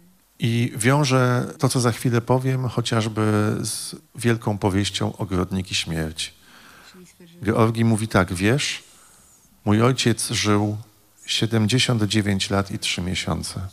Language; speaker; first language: Polish; native; Polish